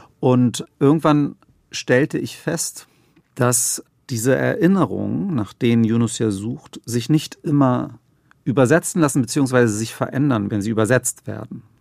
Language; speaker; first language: German; native; German